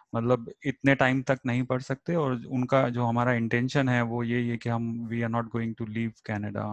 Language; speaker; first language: Hindi; native; Hindi